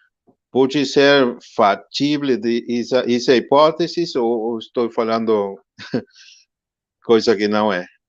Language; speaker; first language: Portuguese; non-native, fluent; Spanish